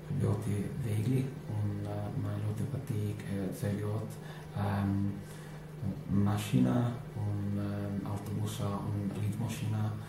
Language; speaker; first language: Latvian; non-native, learner; English